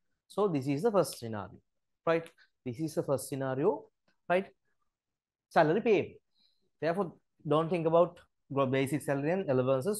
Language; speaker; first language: English; non-native, local second language; Sinhala